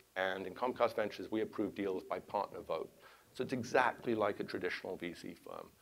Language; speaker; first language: English; native; English